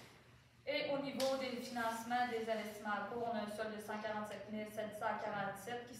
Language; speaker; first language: French; native; French